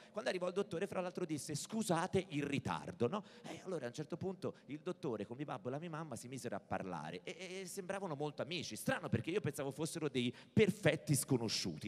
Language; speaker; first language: Italian; native; Italian